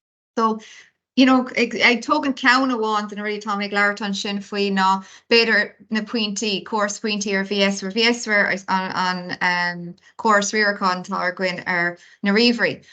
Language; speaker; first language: Irish; non-native, local second language; English